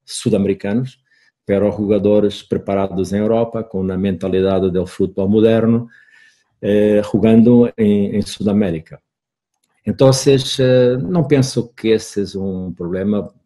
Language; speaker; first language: Spanish; non-native, fluent; Portuguese